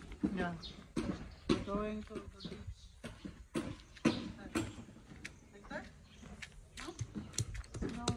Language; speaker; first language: English; non-native, learner; Cebuano